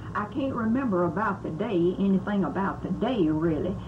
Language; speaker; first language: English; native; English